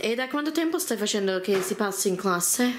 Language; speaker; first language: Italian; early bilingual, heritage; Italian